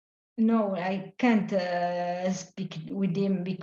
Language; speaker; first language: English; non-native, learner; Italian